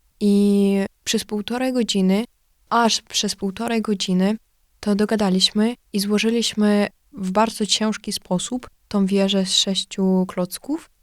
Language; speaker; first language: Polish; non-native, learner; Ukrainian